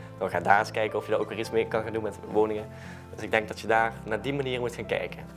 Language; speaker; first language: Dutch; native; Dutch